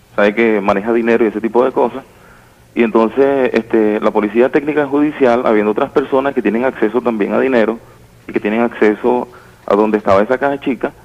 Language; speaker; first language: Spanish; native; Spanish